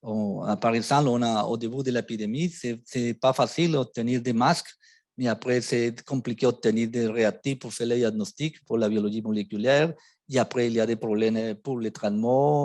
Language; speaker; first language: French; non-native, fluent; Spanish